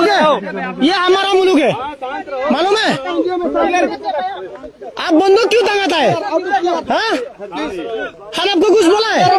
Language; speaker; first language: Hindi; non-native, learner; Bangla